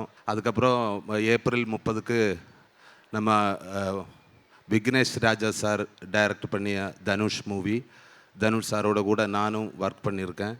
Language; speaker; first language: Tamil; non-native, learner; Malayalam